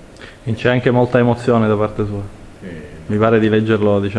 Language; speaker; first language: Italian; native; Italian